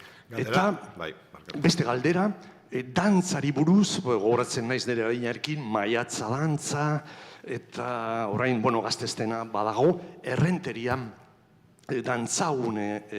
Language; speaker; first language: Basque; non-native, learner; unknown